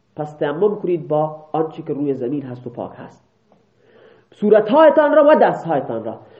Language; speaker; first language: Persian; non-native, local second language; Baluchi